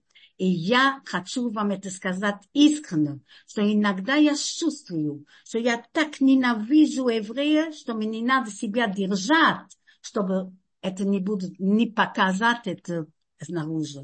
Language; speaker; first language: Russian; non-native, fluent; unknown